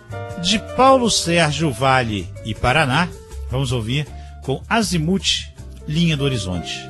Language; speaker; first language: Portuguese; native; Portuguese